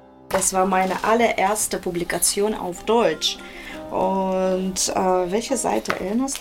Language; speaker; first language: German; non-native, fluent; Russian